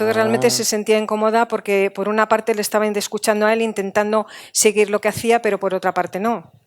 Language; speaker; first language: Spanish; native; Spanish